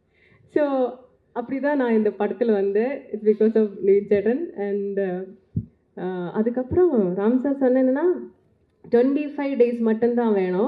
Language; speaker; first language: Tamil; non-native, learner; Malayalam